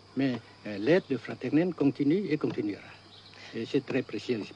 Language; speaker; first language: French; non-native, fluent; Vietnamese